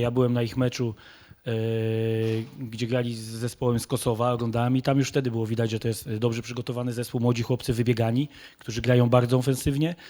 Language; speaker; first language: Polish; native; Polish